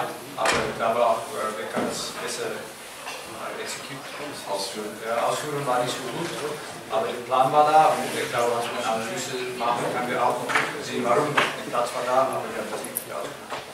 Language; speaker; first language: German; non-native, fluent; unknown